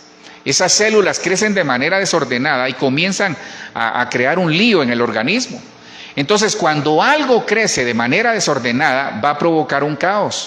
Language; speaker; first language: Spanish; native; Spanish